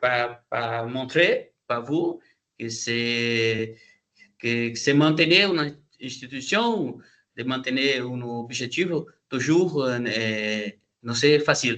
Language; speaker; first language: French; non-native, learner; Portuguese